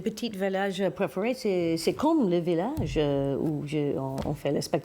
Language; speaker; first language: French; non-native, learner; English